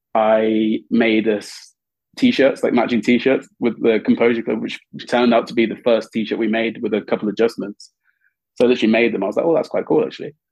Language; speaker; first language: English; native; English